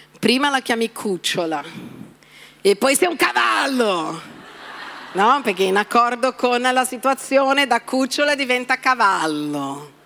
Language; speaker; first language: Italian; non-native, fluent; Portuguese